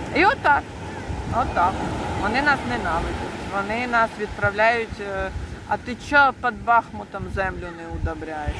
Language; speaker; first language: Ukrainian; native; Ukrainian